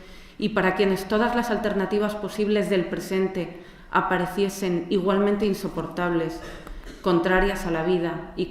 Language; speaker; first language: Spanish; native; Spanish